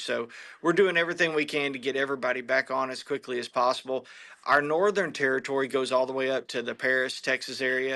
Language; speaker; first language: English; native; English